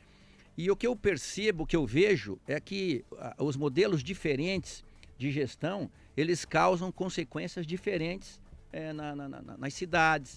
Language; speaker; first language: Portuguese; native; Portuguese